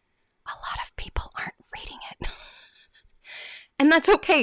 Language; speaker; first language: English; native; English